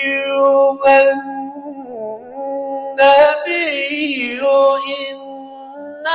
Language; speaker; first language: Arabic; native; Arabic